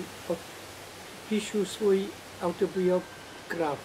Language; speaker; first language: Czech; non-native, learner; English